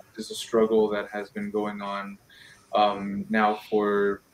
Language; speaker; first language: English; early bilingual, other home language; Spanish